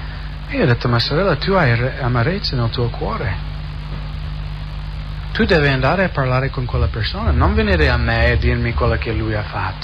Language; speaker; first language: Italian; non-native, fluent; English